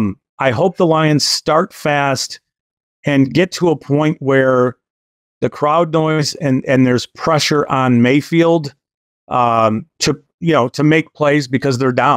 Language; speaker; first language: English; native; English